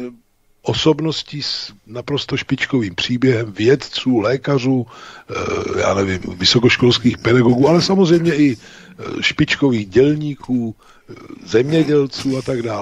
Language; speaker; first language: Czech; native; Czech